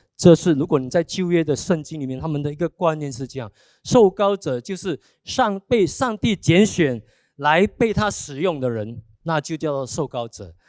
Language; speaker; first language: Chinese; native; Chinese